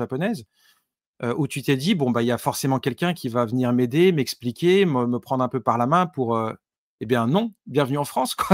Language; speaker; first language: French; native; French